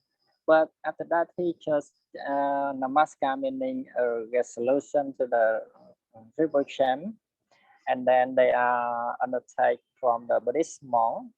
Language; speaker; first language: English; non-native, learner; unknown